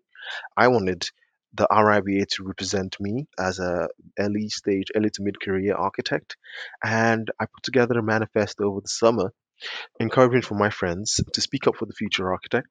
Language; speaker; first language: English; native; English